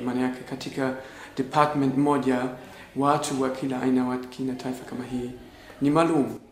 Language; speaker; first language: Swahili; non-native, fluent; German